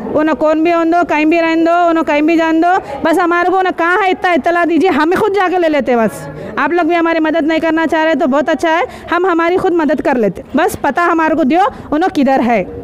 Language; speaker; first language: Hindi; non-native, local second language; Urdu